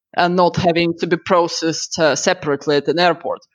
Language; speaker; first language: English; non-native, fluent; Russian